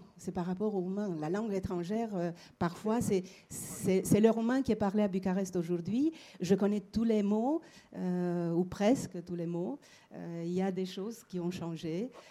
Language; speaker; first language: French; non-native, fluent; Romanian